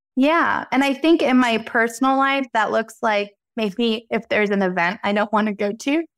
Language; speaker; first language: English; native; English